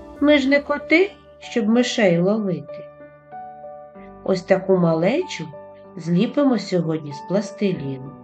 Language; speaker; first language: Ukrainian; native; Ukrainian